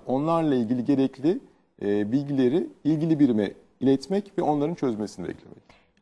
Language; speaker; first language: Turkish; native; Turkish